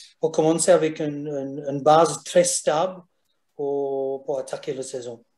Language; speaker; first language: French; non-native, fluent; English